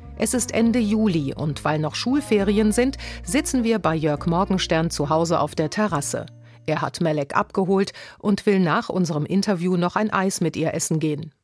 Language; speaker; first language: German; native; German